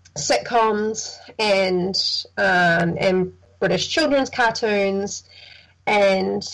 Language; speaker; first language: English; native; English